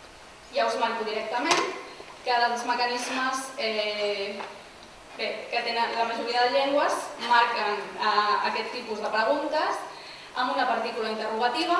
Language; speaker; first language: Catalan; native; Catalan